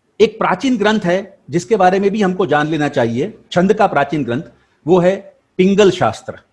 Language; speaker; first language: Hindi; non-native, local second language; Gujarati